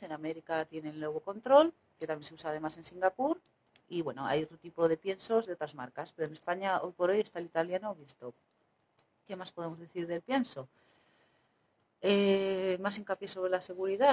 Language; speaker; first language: Spanish; native; Spanish